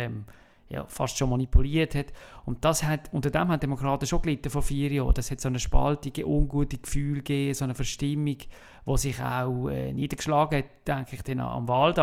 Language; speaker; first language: German; native; German